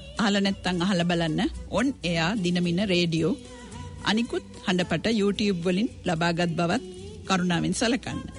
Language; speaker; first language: Sinhala; native; Sinhala